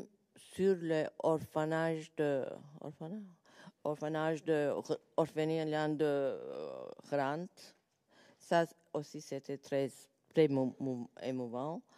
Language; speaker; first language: French; non-native, learner; Turkish